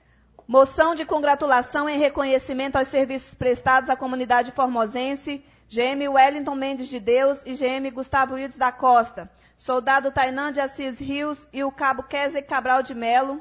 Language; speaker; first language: Portuguese; native; Portuguese